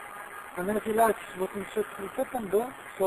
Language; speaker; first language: Russian; non-native, learner; Italian